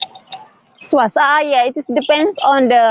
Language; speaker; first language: English; non-native, learner; Indonesian